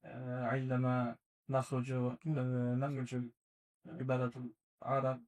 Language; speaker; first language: Arabic; non-native, learner; Azerbaijani